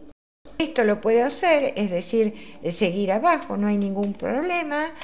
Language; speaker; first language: Spanish; native; Spanish